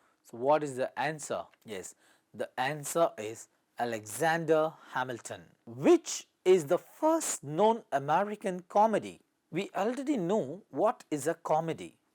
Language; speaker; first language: English; non-native, local second language; Tamil